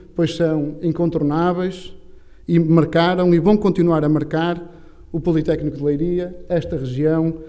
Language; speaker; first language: Portuguese; native; Portuguese